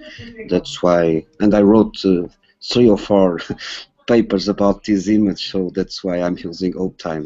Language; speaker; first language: English; non-native, learner; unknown